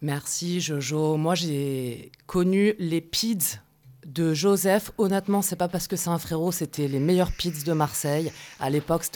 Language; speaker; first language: French; native; French